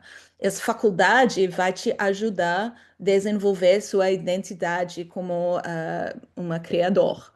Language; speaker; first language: Portuguese; non-native, fluent; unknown